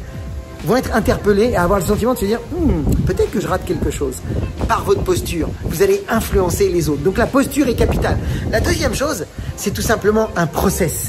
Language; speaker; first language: French; native; French